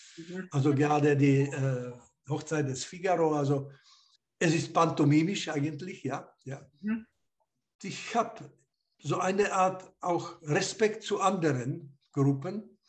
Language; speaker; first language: German; non-native, fluent; Slovak